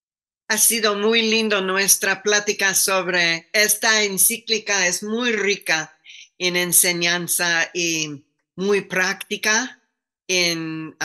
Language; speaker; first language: Spanish; non-native, fluent; English